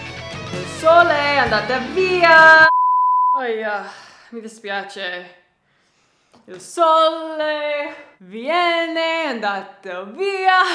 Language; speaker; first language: Italian; non-native, learner; English